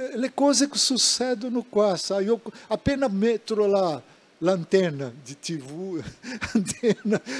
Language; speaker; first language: Italian; non-native, learner; Portuguese